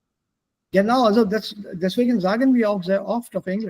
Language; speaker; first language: German; non-native, fluent; Hindi